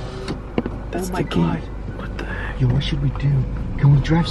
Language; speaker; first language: English; native; English